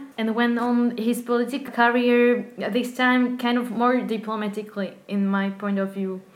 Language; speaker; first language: English; non-native, fluent; Slovak